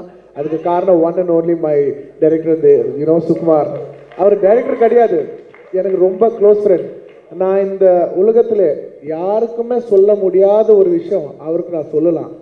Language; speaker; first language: Tamil; non-native, local second language; Telugu